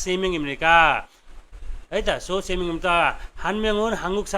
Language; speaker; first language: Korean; non-native, fluent; Nepali